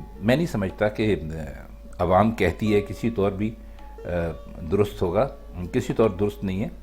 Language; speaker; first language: Urdu; native; Urdu